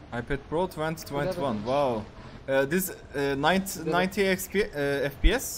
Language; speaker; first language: English; non-native, learner; Turkish